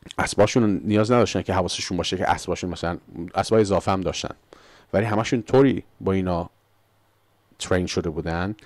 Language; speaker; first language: Persian; early bilingual, heritage; Persian